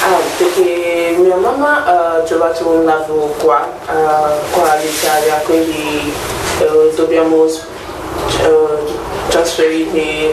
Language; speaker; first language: Italian; non-native, learner; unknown